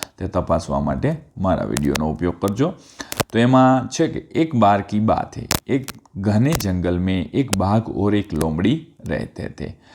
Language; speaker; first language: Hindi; non-native, local second language; Gujarati